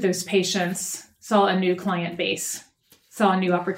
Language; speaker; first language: English; native; English